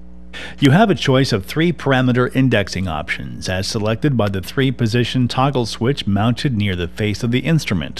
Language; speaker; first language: English; native; English